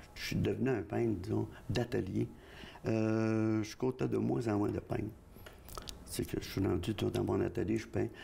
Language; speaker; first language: French; native; French